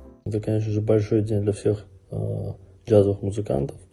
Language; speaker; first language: Russian; non-native, local second language; Azerbaijani